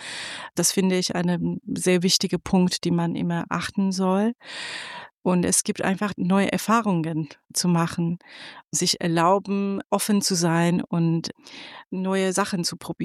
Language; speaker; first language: German; non-native, fluent; Persian